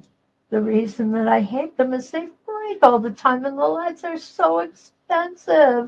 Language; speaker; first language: English; native; English